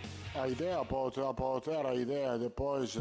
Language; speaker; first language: Portuguese; non-native, learner; Italian